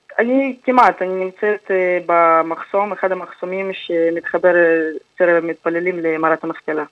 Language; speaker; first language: Hebrew; non-native, fluent; Russian